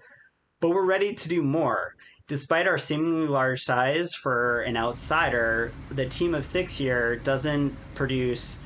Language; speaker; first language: English; native; English